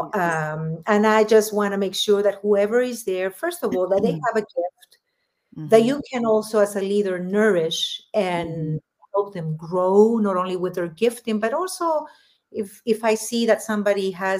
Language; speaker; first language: English; non-native, fluent; Spanish